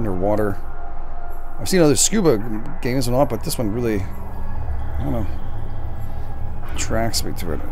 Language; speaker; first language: English; native; English